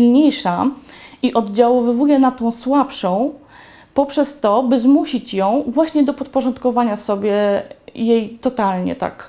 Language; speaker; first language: Polish; native; Polish